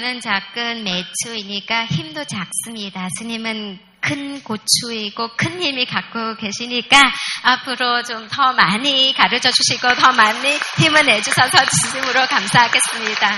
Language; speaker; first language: Korean; non-native, fluent; Vietnamese